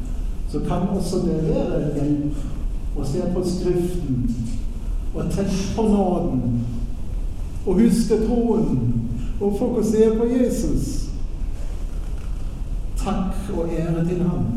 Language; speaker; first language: Norwegian; non-native, fluent; German